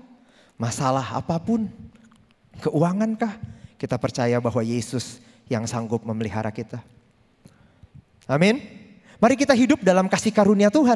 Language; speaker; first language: Indonesian; native; Indonesian